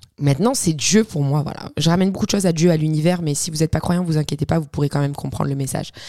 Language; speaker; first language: French; early bilingual, other home language; Arabic